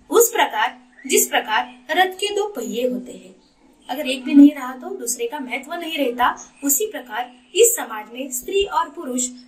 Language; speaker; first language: Hindi; non-native, local second language; Marathi